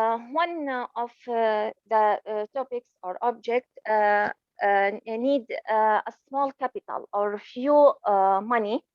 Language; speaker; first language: English; non-native, learner; Arabic